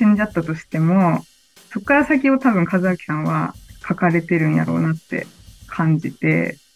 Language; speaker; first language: Japanese; native; Japanese